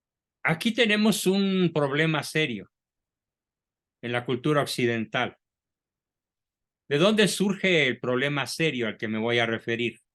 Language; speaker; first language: Spanish; native; Spanish